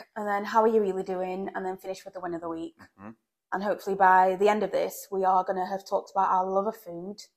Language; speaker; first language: English; native; English